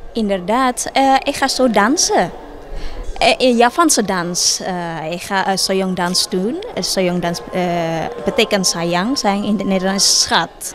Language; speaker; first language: Dutch; non-native, learner; Javanese